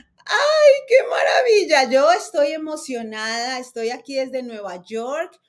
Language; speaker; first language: Spanish; native; Spanish